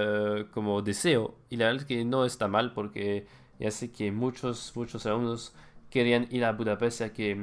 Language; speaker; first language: Spanish; non-native, fluent; French